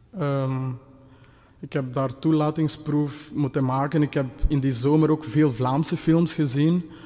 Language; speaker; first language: Dutch; non-native, fluent; Kinyarwanda